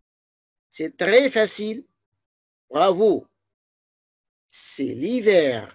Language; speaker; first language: French; non-native, fluent; Arabic